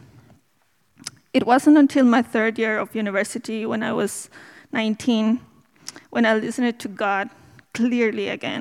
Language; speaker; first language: English; non-native, fluent; Spanish